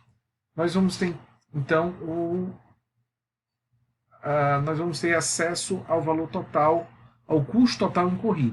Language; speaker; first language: Portuguese; native; Portuguese